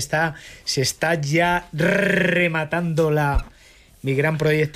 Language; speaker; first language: Spanish; native; Spanish